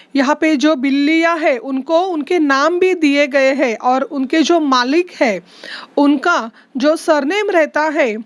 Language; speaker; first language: Hindi; non-native, local second language; Marathi